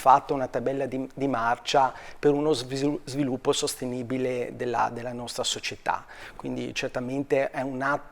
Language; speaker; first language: Italian; native; Italian